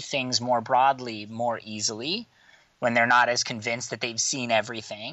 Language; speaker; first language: English; native; English